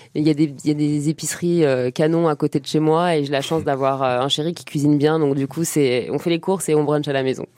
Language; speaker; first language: French; native; French